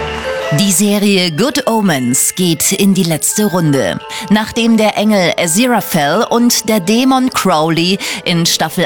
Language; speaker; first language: German; native; German